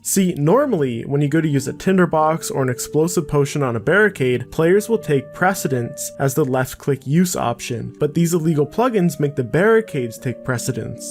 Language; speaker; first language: English; native; English